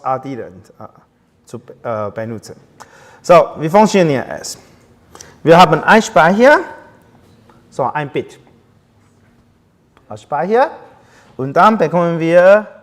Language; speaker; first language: German; non-native, learner; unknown